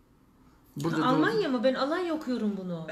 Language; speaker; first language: Turkish; early bilingual, heritage; Turkish